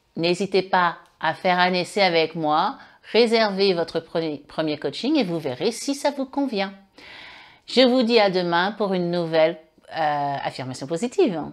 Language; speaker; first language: French; native; French